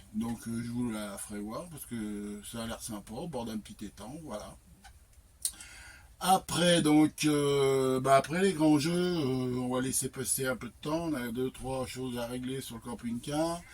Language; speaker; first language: French; native; French